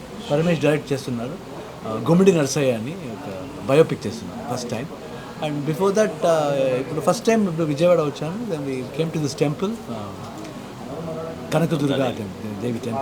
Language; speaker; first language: Telugu; non-native, learner; Kannada